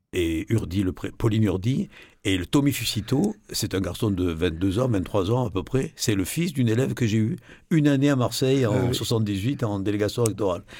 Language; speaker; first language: French; native; French